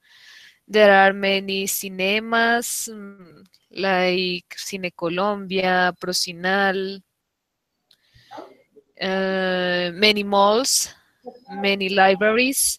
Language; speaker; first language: English; non-native, learner; Spanish